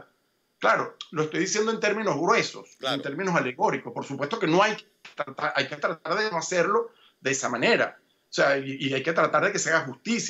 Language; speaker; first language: Spanish; native; Spanish